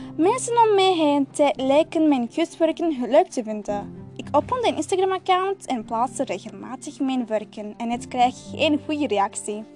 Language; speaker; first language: Dutch; non-native, learner; Turkish